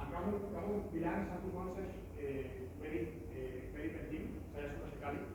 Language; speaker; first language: Indonesian; non-native, learner; Spanish